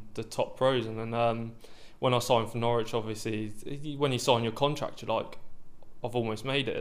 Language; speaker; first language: English; native; English